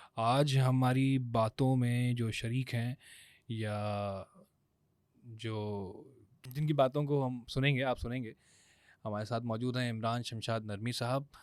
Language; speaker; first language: Urdu; native; Urdu